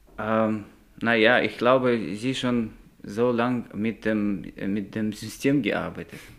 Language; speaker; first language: German; non-native, learner; Russian